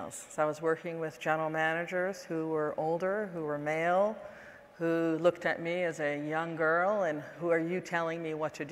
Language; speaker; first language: English; non-native, fluent; Dutch